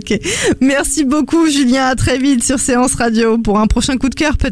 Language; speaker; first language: French; native; French